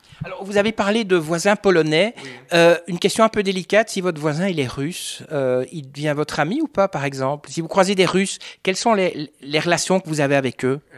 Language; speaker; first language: French; native; French